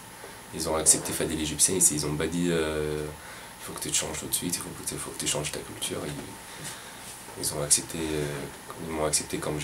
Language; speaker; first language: French; non-native, fluent; Arabic